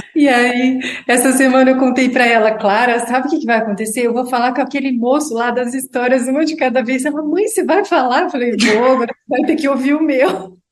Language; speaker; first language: Portuguese; native; Portuguese